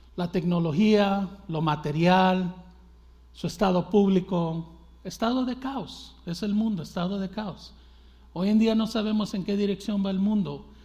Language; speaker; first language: Spanish; early bilingual, heritage; Spanish